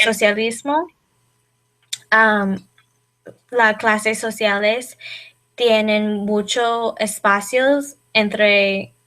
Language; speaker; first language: Spanish; non-native, learner; English